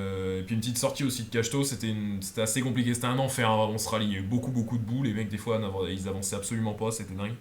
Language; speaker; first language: French; native; French